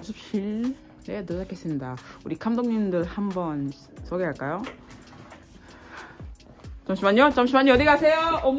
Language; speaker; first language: Korean; non-native, fluent; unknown